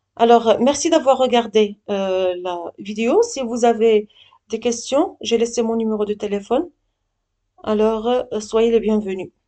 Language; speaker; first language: French; non-native, local second language; Arabic